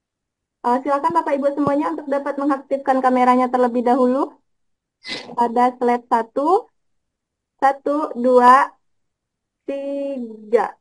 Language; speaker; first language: Indonesian; native; Indonesian